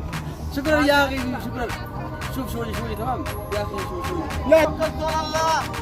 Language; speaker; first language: Arabic; non-native, learner; Oromo